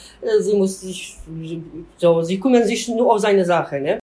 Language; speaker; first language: German; non-native, learner; Polish